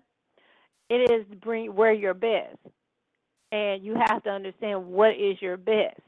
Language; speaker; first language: English; native; English